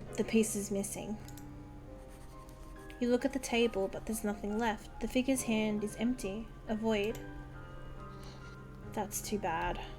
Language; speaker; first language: English; native; English